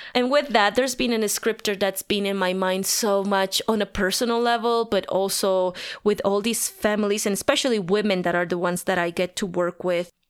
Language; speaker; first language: English; non-native, fluent; Spanish